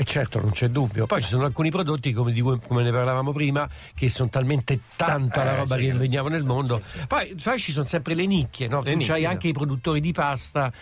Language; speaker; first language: Italian; native; Italian